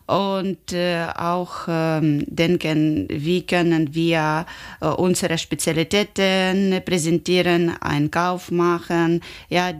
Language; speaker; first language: German; non-native, learner; Ukrainian